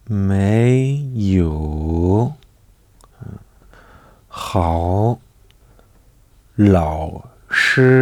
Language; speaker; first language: Chinese; non-native, learner; French